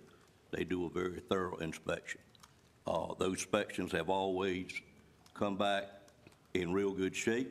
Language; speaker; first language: English; native; English